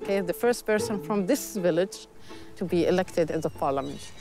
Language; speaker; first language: English; non-native, fluent; Arabic